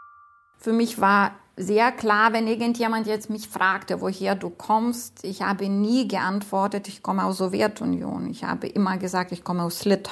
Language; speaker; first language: German; non-native, fluent; Lithuanian